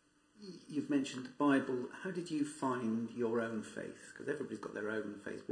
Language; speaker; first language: English; native; English